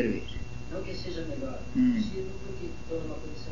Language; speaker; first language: Spanish; non-native, learner; Portuguese